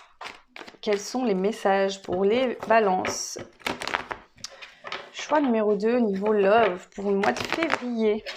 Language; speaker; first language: French; native; French